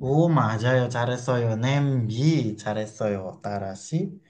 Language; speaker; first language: Korean; non-native, fluent; Indonesian